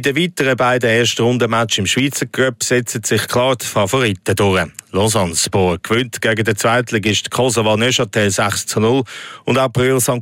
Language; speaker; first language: German; native; German